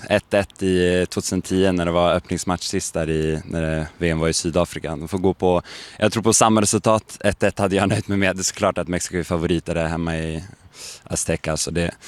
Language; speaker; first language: Swedish; early bilingual, other home language; English